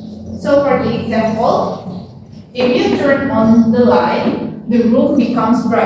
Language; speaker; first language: English; non-native, fluent; Indonesian